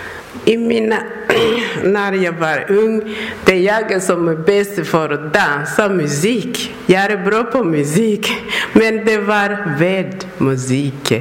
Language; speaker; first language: Swedish; non-native, learner; Persian